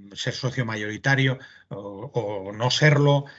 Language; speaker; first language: Spanish; native; Spanish